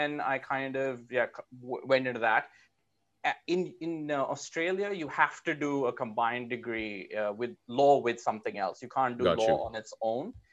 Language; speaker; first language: English; non-native, local second language; Hindi